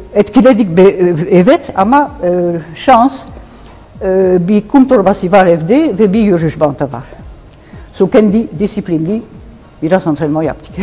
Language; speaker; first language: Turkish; non-native, learner; Dutch